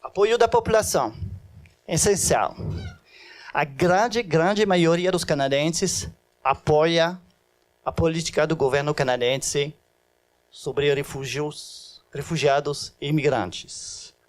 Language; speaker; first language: Portuguese; non-native, fluent; French